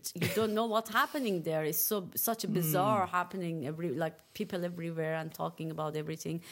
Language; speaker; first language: English; non-native, fluent; Persian